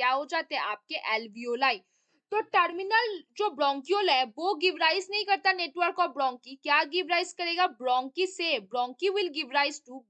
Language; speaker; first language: Hindi; native; Hindi